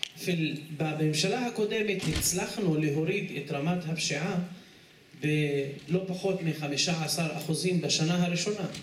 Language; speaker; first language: Hebrew; non-native, local second language; Arabic